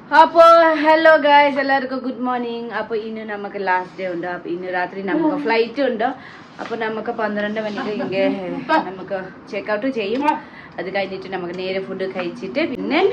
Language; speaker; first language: Malayalam; non-native, learner; Nepali